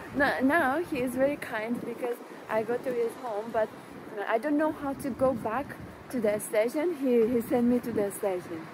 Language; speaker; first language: English; non-native, learner; Japanese